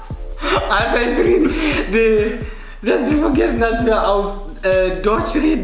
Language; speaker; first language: German; non-native, learner; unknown